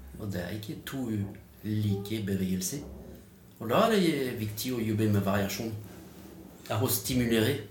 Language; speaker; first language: Norwegian; non-native, fluent; French